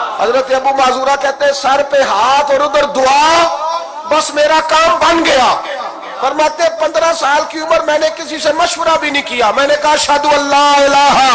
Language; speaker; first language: Urdu; non-native, local second language; Punjabi